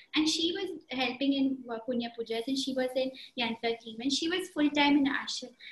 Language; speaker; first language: English; non-native, local second language; Marathi